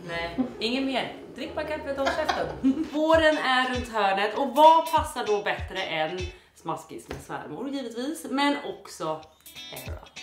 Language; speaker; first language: Swedish; native; Swedish